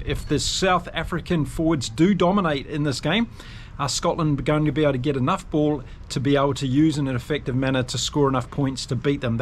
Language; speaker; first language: English; native; English